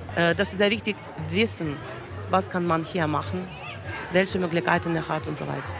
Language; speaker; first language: German; non-native, learner; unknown